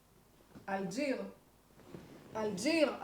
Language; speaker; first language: Hebrew; native; Hebrew